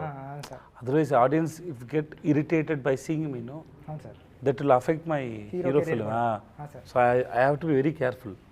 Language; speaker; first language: Telugu; non-native, learner; Tamil